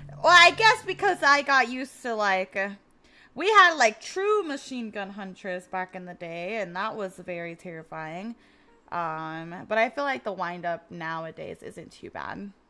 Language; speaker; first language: English; early bilingual, other home language; Spanish